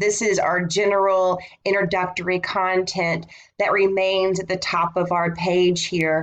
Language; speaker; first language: English; native; English